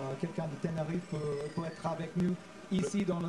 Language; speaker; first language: French; non-native, fluent; English